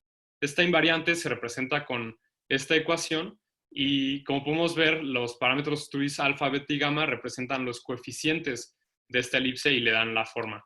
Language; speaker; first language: Spanish; native; Spanish